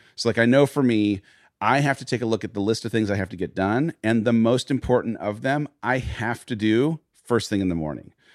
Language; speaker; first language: English; native; English